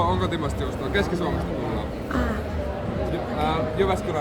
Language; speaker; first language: Finnish; native; Finnish